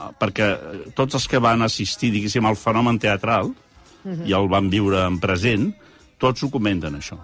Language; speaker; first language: Catalan; early bilingual, heritage; Catalan